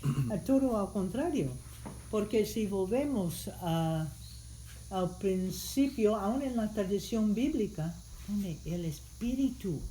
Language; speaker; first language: Spanish; non-native, fluent; English